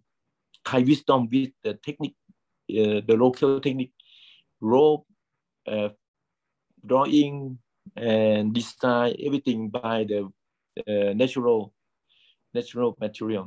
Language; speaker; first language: English; non-native, learner; Thai